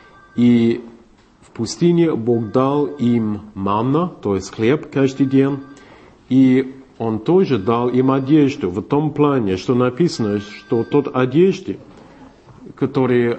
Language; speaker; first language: Russian; non-native, fluent; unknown